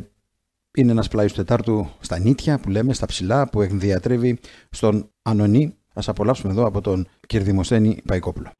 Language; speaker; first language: Greek; native; Greek